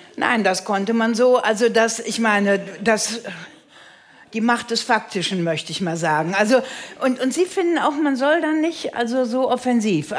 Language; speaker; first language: German; native; German